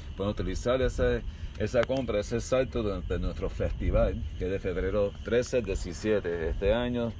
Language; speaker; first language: Spanish; early bilingual, heritage; Spanish